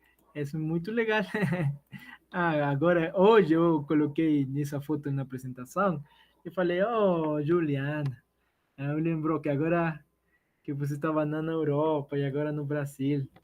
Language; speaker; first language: Portuguese; non-native, learner; Spanish